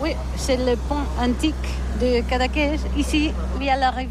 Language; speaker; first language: French; non-native, learner; Catalan